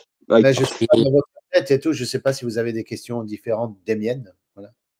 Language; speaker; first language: French; native; French